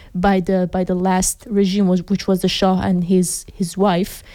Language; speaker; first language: English; non-native, fluent; Persian